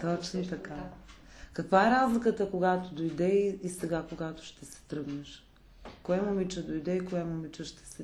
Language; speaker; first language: Bulgarian; native; Bulgarian